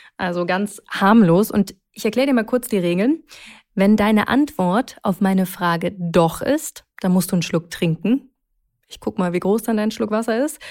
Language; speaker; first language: German; native; German